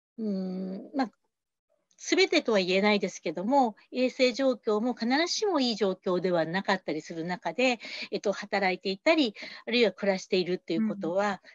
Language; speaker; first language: Japanese; native; Japanese